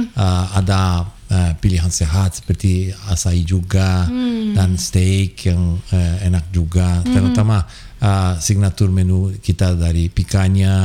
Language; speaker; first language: Indonesian; non-native, fluent; Portuguese